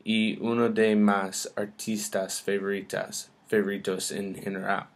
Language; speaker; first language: Spanish; non-native, learner; English